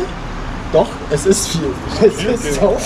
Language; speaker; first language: German; native; German